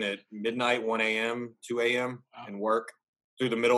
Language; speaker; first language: English; native; English